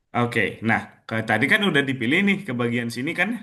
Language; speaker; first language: Indonesian; native; Indonesian